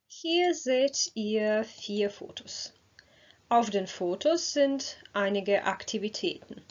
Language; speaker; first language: German; non-native, fluent; Croatian